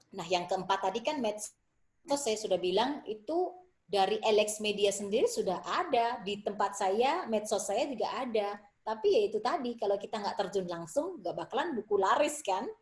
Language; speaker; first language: Indonesian; native; Indonesian